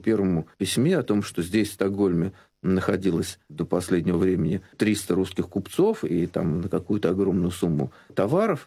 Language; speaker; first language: Russian; native; Russian